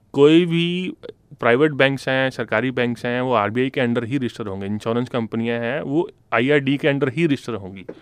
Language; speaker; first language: Hindi; non-native, local second language; Punjabi